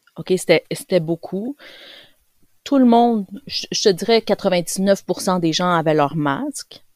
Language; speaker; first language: French; early bilingual, other home language; Spanish